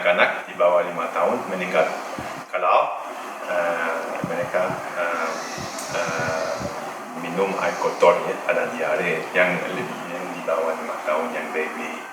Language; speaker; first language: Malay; non-native, learner; Dutch